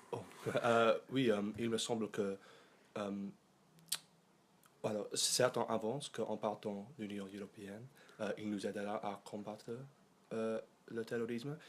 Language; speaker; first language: French; non-native, learner; English